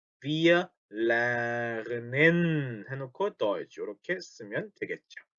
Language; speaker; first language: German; non-native, fluent; Korean